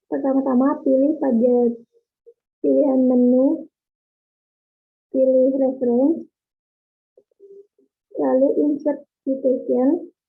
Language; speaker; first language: Indonesian; native; Indonesian